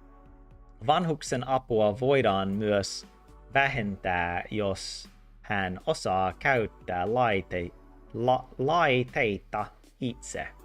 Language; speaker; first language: Finnish; non-native, learner; English